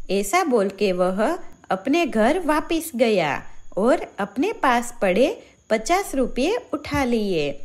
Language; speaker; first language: Hindi; native; Hindi